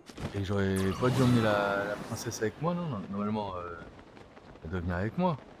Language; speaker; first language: French; native; French